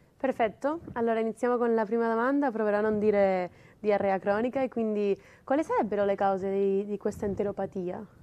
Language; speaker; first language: Italian; non-native, fluent; Spanish